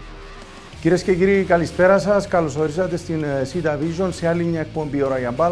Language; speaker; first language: Greek; native; Greek